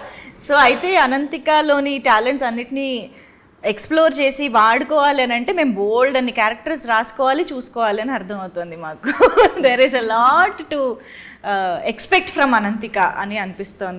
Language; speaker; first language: Telugu; native; Telugu